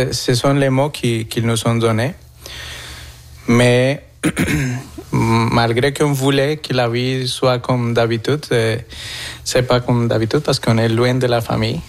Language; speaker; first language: French; non-native, fluent; Spanish